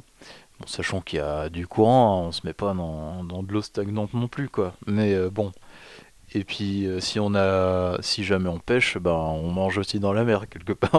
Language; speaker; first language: French; native; French